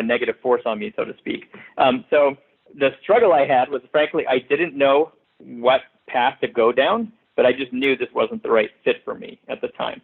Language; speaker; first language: English; native; English